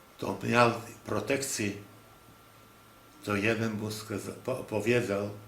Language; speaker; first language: Polish; non-native, local second language; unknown